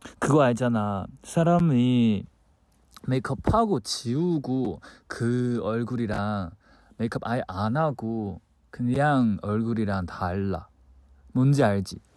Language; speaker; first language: Korean; non-native, fluent; Chinese